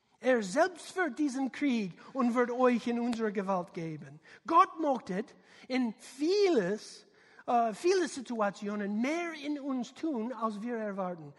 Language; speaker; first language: German; non-native, learner; English